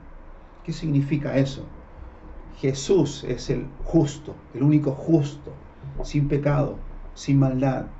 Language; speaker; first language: Spanish; native; Spanish